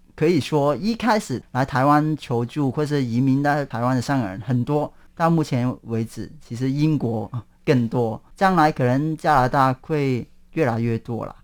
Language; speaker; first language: Chinese; non-native, local second language; Cantonese